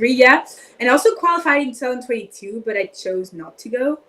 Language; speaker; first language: English; non-native, fluent; French